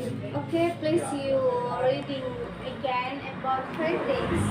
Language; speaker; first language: English; non-native, learner; Indonesian